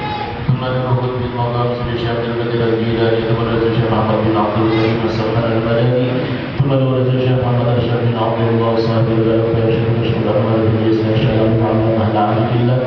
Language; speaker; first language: Arabic; non-native, fluent; Banjar